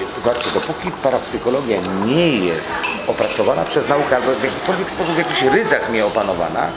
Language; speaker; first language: Polish; native; Polish